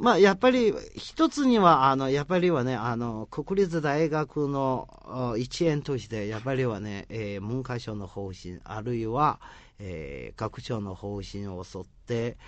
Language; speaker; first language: Japanese; non-native, fluent; Chinese